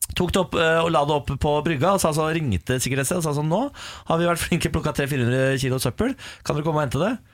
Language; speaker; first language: Norwegian; native; Norwegian